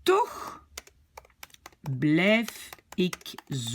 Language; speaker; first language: Dutch; non-native, local second language; French